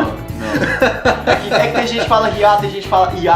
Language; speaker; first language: Portuguese; native; Portuguese